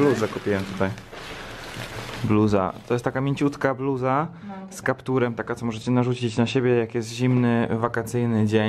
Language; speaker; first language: Polish; native; Polish